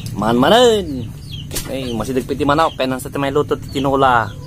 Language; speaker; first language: Filipino; non-native, local second language; Pangasinan